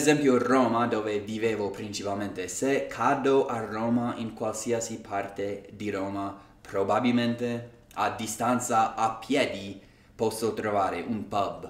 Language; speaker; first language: Italian; non-native, fluent; English